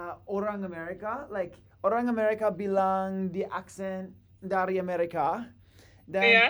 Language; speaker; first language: Indonesian; non-native, learner; English